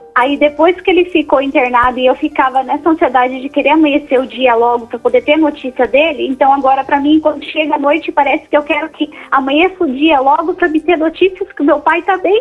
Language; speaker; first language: Portuguese; native; Portuguese